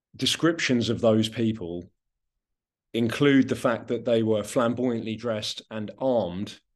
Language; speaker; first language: English; non-native, local second language; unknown